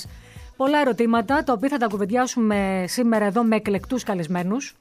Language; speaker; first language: Greek; native; Greek